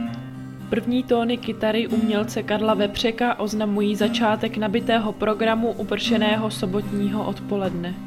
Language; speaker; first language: Czech; native; Czech